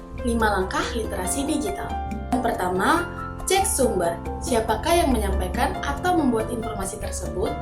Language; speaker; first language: Indonesian; native; Indonesian